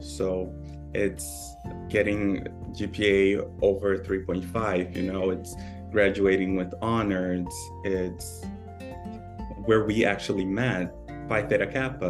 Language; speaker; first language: English; early bilingual, other home language; Portuguese